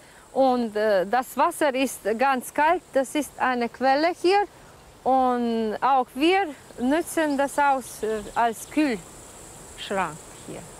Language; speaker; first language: German; non-native, learner; Latvian